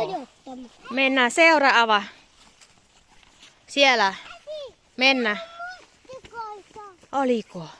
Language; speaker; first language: Finnish; non-native, learner; Thai